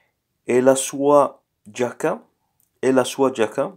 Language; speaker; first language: Italian; non-native, learner; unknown